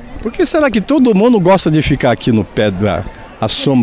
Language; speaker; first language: Portuguese; native; Portuguese